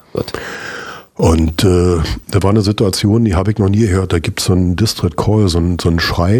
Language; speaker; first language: German; native; German